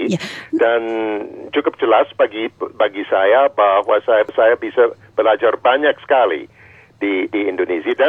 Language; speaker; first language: Indonesian; non-native, fluent; English